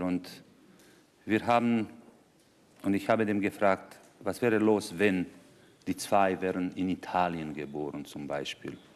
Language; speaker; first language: German; non-native, fluent; Romanian